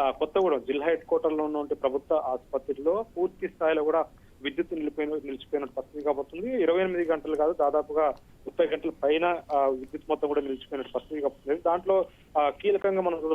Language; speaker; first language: Telugu; native; Telugu